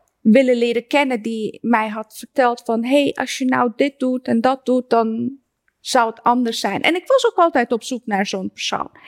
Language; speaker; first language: Dutch; early bilingual, other home language; Persian